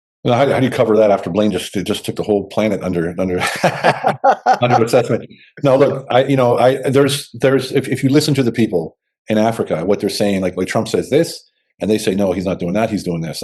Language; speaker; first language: English; native; English